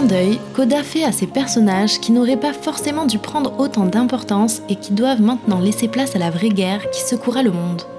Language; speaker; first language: French; native; French